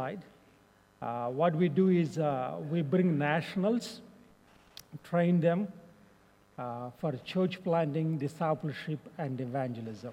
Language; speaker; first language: English; non-native, local second language; Telugu